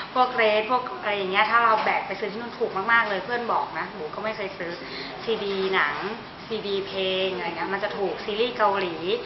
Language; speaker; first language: Thai; native; Thai